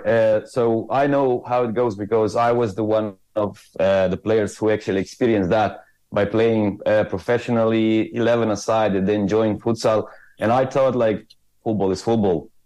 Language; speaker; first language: English; non-native, fluent; Croatian